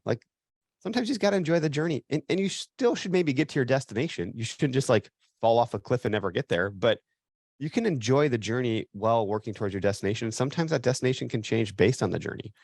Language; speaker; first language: English; native; English